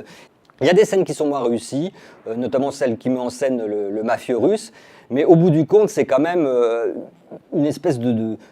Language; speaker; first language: French; native; French